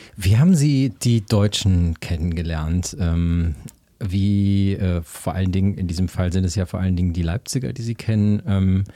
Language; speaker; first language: German; native; German